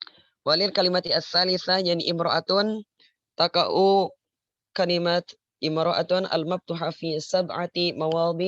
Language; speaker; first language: Arabic; non-native, learner; Indonesian